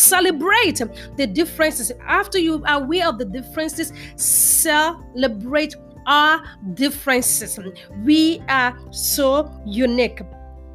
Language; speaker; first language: English; non-native, local second language; Yoruba